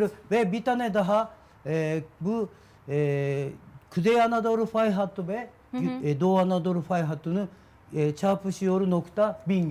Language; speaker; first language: Turkish; non-native, learner; Japanese